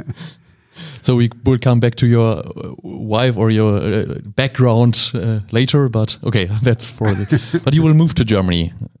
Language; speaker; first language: English; non-native, fluent; German